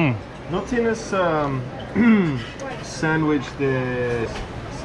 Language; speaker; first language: Spanish; non-native, learner; English